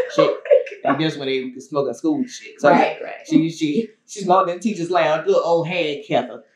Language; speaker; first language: English; native; English